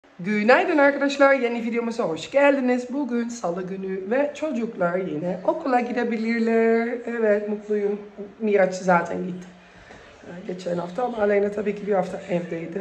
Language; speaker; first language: Turkish; early bilingual, heritage; Turkish